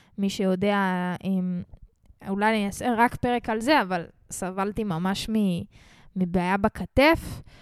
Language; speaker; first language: Hebrew; native; Hebrew